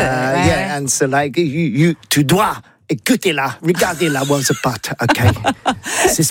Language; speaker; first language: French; non-native, learner; English